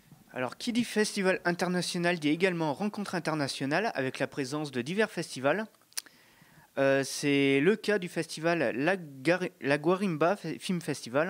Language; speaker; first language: French; native; French